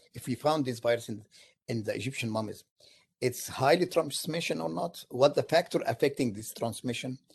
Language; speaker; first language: English; non-native, fluent; Arabic